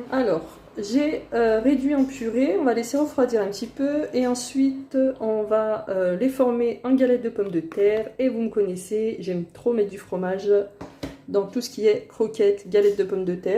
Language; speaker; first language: French; native; French